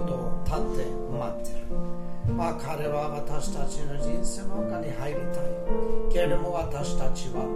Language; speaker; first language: Japanese; non-native, fluent; Swedish